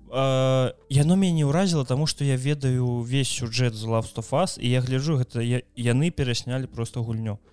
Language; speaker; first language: Belarusian; non-native, local second language; Russian